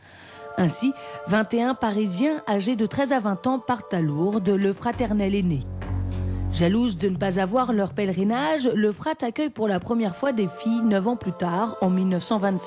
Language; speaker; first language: French; native; French